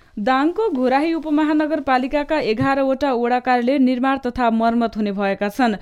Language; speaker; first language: Nepali; native; Nepali